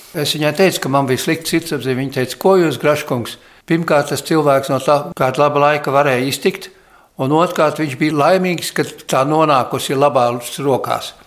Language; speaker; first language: Latvian; early bilingual, heritage; Latvian